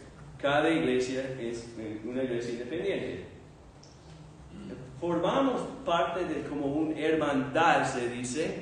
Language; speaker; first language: Spanish; non-native, fluent; English